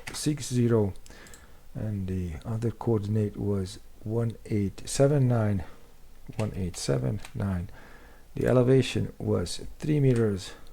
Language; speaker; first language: English; non-native, fluent; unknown